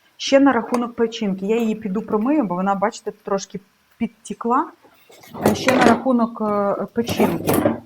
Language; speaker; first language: Ukrainian; non-native, local second language; Russian